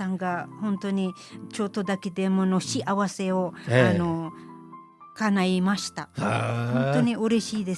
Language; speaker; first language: Japanese; non-native, fluent; Filipino